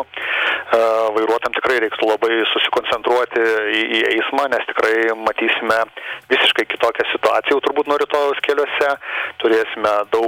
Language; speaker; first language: Lithuanian; native; Lithuanian